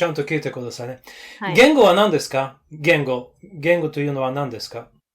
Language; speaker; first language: Japanese; non-native, learner; English